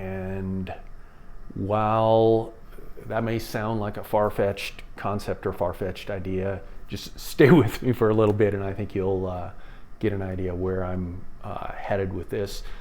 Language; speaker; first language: English; native; English